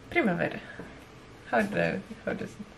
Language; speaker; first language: English; non-native, learner; Russian